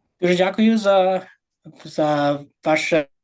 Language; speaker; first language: Ukrainian; early bilingual, heritage; English